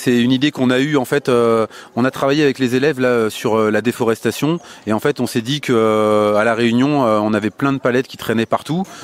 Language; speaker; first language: French; native; French